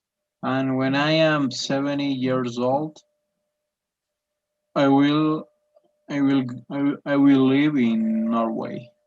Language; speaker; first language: English; non-native, learner; Spanish